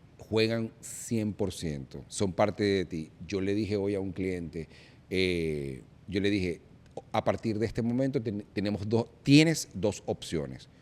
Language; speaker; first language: Spanish; native; Spanish